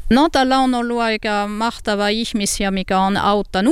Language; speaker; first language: Finnish; non-native, learner; French